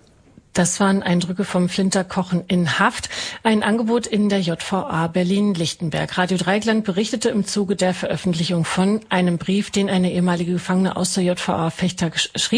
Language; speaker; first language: German; native; German